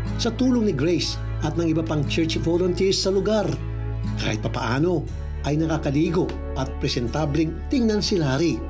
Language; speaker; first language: Filipino; native; Filipino